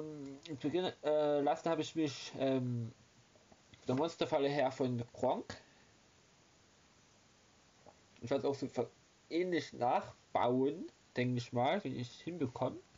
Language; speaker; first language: German; native; German